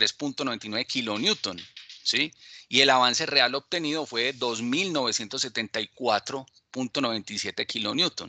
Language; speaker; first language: Spanish; native; Spanish